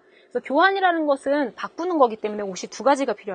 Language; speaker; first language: Korean; native; Korean